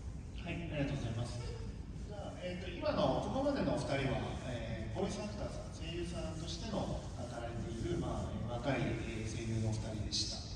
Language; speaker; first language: Japanese; native; Japanese